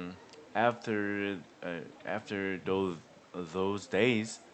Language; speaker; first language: English; non-native, learner; Korean